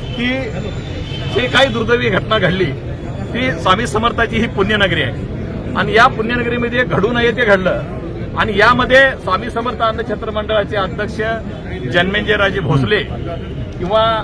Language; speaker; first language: Marathi; native; Marathi